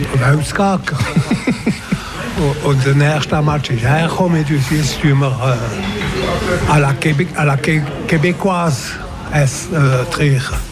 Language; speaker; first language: German; non-native, local second language; French